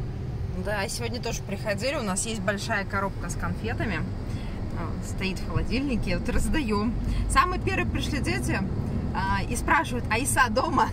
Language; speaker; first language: Russian; native; Russian